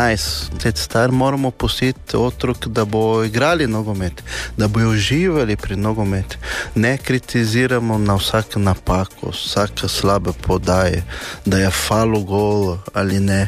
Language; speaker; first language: Slovenian; non-native, learner; Portuguese